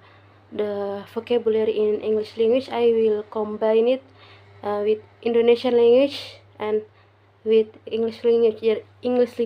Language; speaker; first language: English; non-native, learner; Indonesian